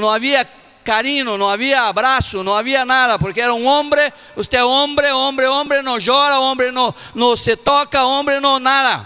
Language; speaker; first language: Spanish; non-native, learner; Portuguese